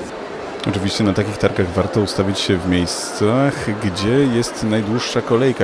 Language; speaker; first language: Polish; native; Polish